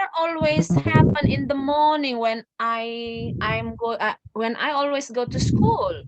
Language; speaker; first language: English; non-native, learner; Indonesian